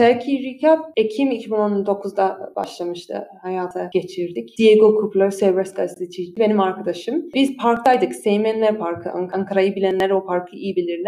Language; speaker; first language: Turkish; early bilingual, heritage; Turkish